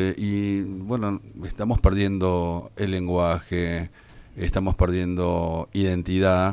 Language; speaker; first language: Spanish; native; Spanish